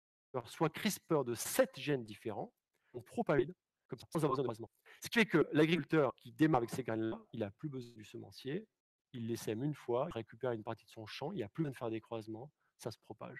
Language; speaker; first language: French; native; French